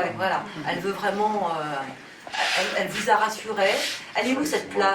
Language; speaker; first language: French; native; French